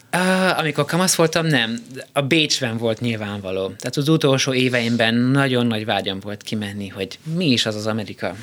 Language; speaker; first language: Hungarian; early bilingual, heritage; Hungarian